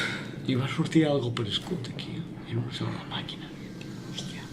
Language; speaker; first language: Catalan; native; Catalan